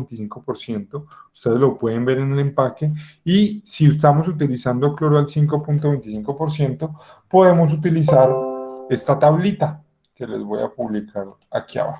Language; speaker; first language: Spanish; native; Spanish